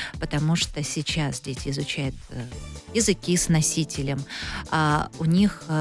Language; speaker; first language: Russian; native; Russian